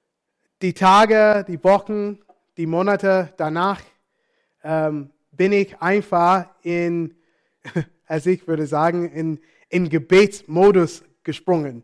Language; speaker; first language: German; non-native, fluent; English